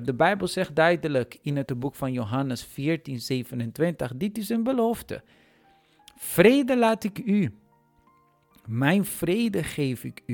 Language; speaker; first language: Dutch; non-native, fluent; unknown